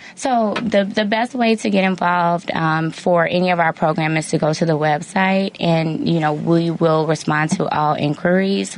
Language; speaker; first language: English; native; English